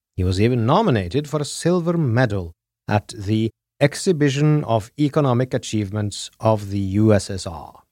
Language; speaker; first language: English; non-native, fluent; Norwegian